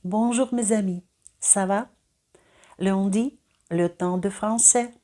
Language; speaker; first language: French; non-native, fluent; Ukrainian